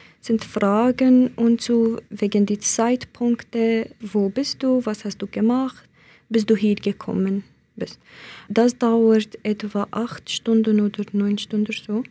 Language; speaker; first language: German; non-native, learner; Central Kurdish